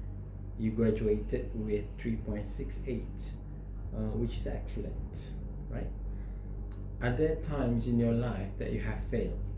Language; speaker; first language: English; non-native, fluent; Malay